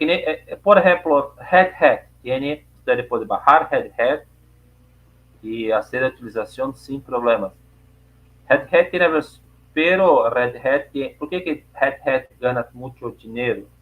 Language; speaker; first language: Spanish; non-native, learner; Portuguese